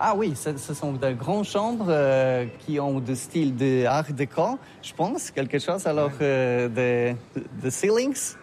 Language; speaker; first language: French; non-native, learner; Polish